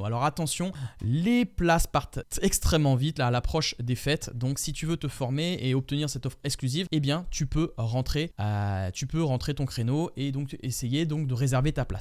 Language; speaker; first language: French; native; French